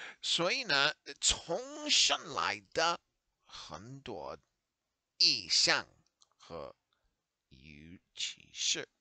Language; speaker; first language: Chinese; non-native, learner; English